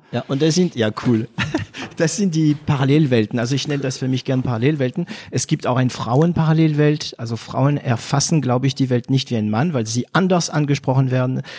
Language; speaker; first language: German; non-native, fluent; French